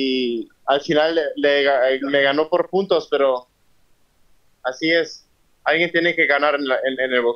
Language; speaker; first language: Spanish; early bilingual, heritage; Spanish